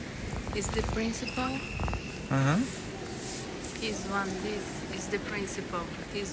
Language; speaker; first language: English; non-native, learner; Portuguese